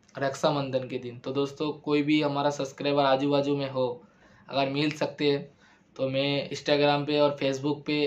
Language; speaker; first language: Hindi; non-native, local second language; Bangla